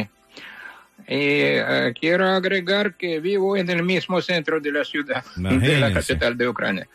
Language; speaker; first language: Spanish; non-native, fluent; Ukrainian